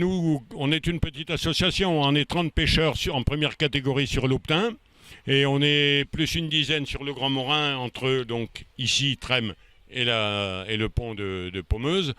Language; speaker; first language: French; native; French